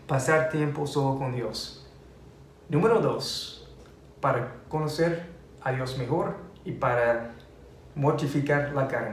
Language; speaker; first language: Spanish; non-native, fluent; English